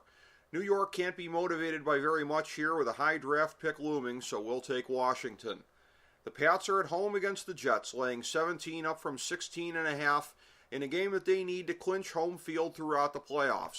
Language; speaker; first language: English; native; English